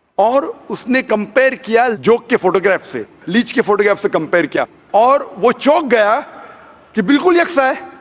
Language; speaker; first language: Hindi; non-native, local second language; Konkani